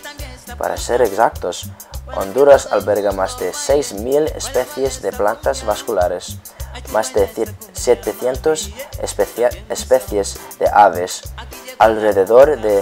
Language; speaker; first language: Spanish; non-native, learner; English